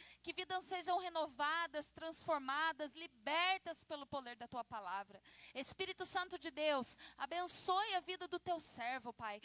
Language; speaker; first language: Portuguese; native; Portuguese